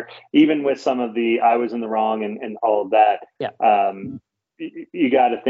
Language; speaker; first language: English; native; English